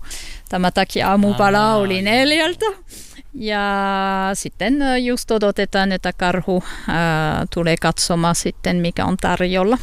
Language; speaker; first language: Finnish; non-native, fluent; French